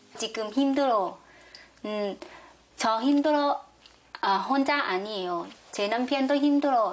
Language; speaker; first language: Korean; non-native, learner; Thai